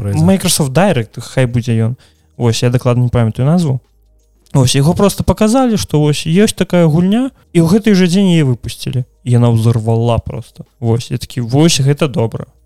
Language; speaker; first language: Belarusian; non-native, local second language; Russian